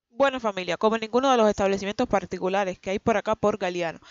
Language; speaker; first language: Spanish; native; Spanish